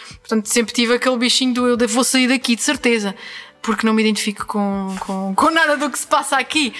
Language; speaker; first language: Portuguese; native; Portuguese